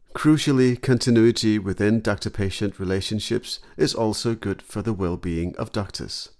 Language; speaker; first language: English; non-native, fluent; Danish